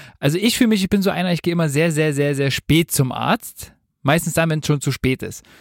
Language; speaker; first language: German; native; German